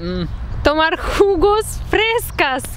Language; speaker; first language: Spanish; non-native, fluent; Russian